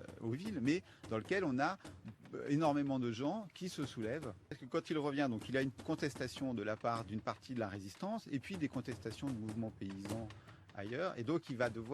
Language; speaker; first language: French; native; French